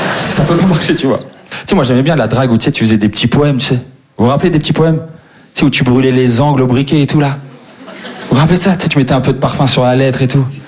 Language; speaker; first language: French; native; French